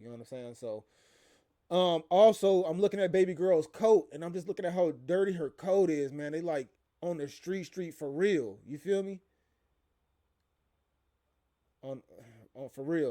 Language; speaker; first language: English; native; English